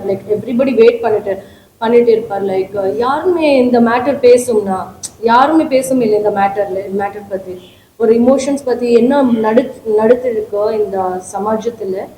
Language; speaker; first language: Tamil; non-native, learner; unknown